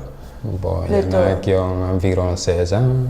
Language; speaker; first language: French; non-native, local second language; Fula